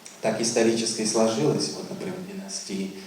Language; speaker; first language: Russian; native; Russian